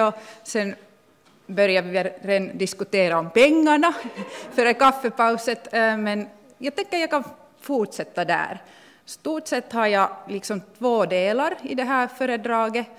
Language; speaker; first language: Swedish; non-native, local second language; Finnish